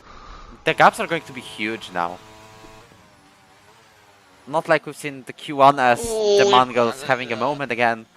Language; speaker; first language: English; non-native, fluent; Polish